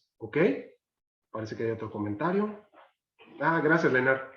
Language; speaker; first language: Spanish; native; Spanish